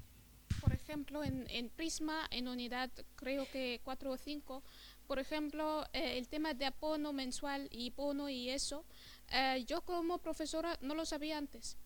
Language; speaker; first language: Spanish; non-native, fluent; Arabic